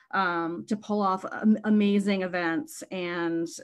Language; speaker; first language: English; native; English